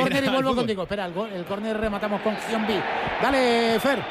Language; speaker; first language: Spanish; native; Spanish